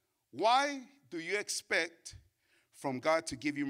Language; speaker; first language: English; early bilingual, other home language; Spanish